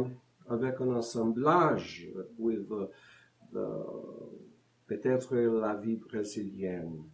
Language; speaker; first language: French; non-native, learner; Portuguese